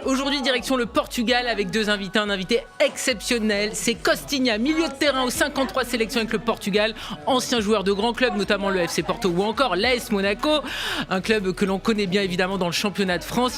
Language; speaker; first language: French; native; French